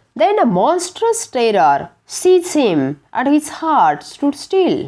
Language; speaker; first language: English; non-native, local second language; Marathi